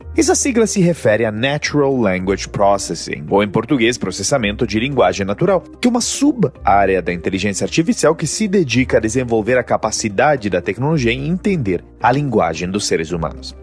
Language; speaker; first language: Portuguese; non-native, fluent; Italian